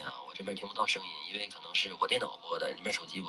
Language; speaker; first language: Chinese; native; Chinese